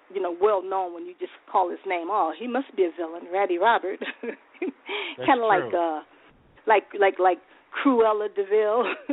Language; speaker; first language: English; native; English